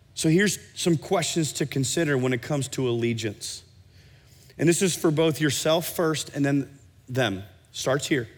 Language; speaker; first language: English; native; English